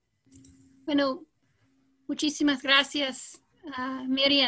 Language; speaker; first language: Spanish; non-native, fluent; English